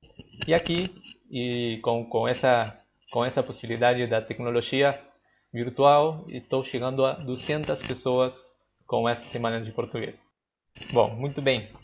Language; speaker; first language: Portuguese; non-native, fluent; Spanish